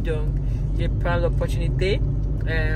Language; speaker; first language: French; non-native, learner; Akan